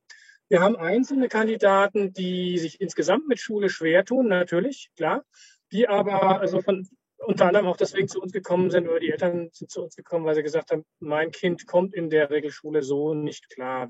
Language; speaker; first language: German; native; German